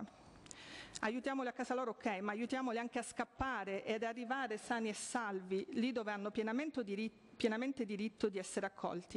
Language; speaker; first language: Italian; native; Italian